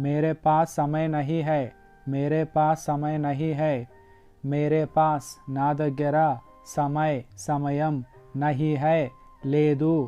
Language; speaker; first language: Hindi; non-native, local second language; Telugu